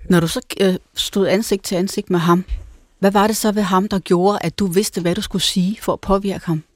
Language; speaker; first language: Danish; native; Danish